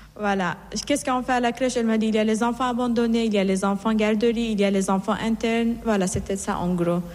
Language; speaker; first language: French; non-native, fluent; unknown